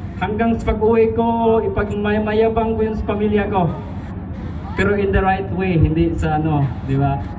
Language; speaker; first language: Filipino; non-native, local second language; Cebuano